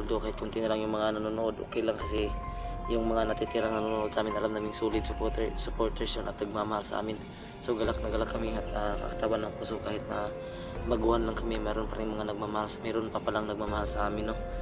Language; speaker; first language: Filipino; non-native, local second language; Cebuano